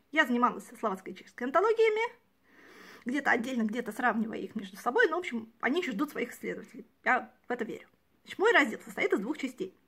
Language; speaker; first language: Russian; native; Russian